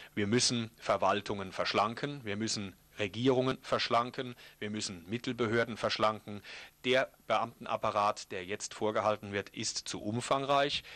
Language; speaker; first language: German; native; German